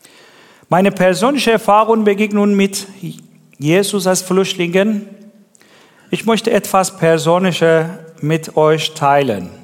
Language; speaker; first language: German; non-native, learner; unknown